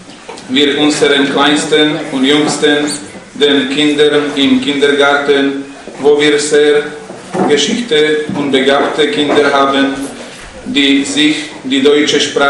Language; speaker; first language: German; non-native, fluent; Slovak